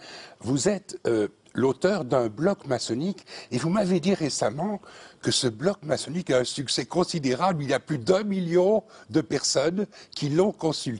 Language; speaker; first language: French; native; French